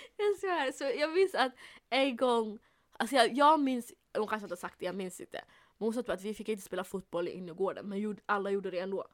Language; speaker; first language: Swedish; early bilingual, other home language; Somali